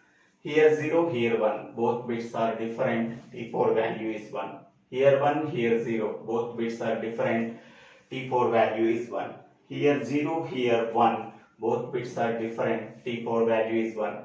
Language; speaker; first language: English; non-native, local second language; Telugu